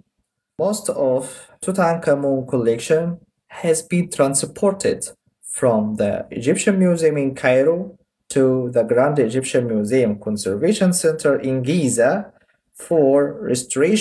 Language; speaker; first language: English; non-native, fluent; Arabic